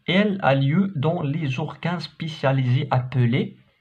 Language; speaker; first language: French; non-native, local second language; Arabic